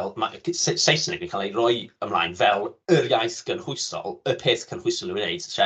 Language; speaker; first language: Welsh; native; Welsh